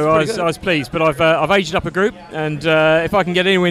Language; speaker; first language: English; native; English